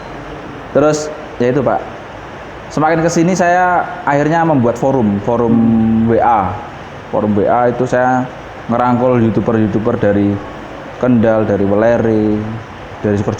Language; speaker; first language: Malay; non-native, local second language; Javanese